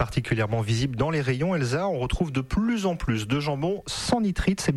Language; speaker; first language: French; native; French